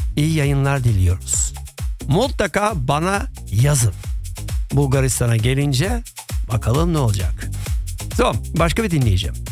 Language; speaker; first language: Turkish; early bilingual, heritage; Turkish